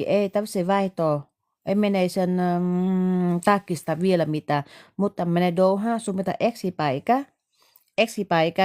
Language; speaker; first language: Finnish; non-native, learner; Vietnamese